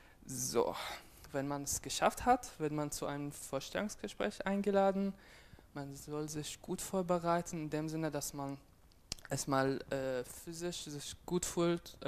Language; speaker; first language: German; non-native, fluent; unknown